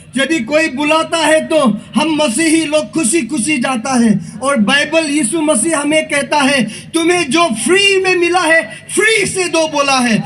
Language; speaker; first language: Hindi; non-native, local second language; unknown